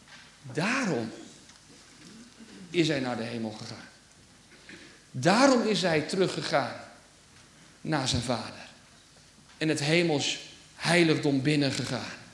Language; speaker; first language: Dutch; native; Dutch